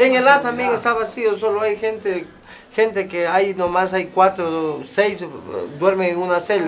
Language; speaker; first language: Spanish; native; Spanish